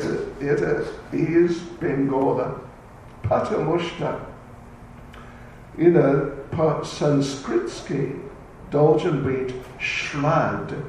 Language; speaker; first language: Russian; non-native, learner; English